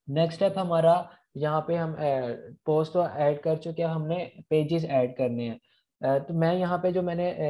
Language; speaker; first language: Urdu; non-native, local second language; Punjabi